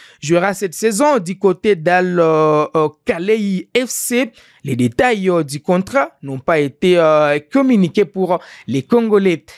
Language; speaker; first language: French; non-native, local second language; Swahili